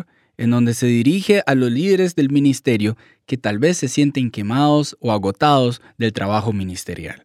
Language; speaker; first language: Spanish; native; Spanish